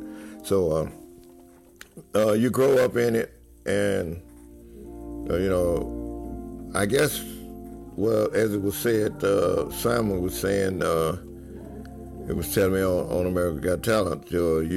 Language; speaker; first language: English; native; English